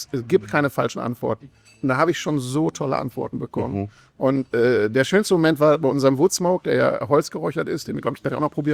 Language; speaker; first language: German; native; German